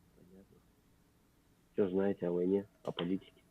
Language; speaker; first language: Russian; native; Russian